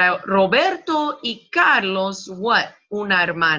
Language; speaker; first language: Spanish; non-native, fluent; English